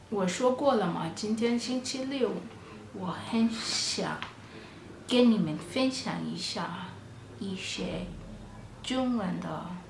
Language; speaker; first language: Chinese; non-native, fluent; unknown